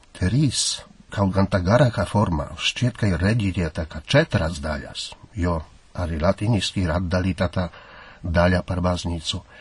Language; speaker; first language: Latvian; non-native, fluent; Polish